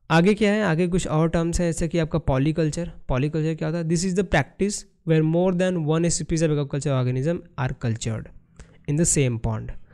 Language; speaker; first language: Hindi; native; Hindi